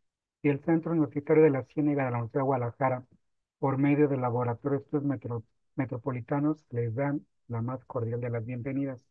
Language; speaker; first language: Spanish; native; Spanish